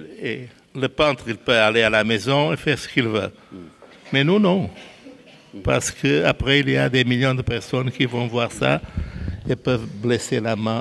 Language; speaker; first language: French; non-native, fluent; Portuguese